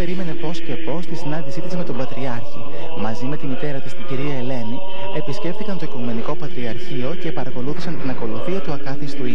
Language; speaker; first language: Greek; native; Greek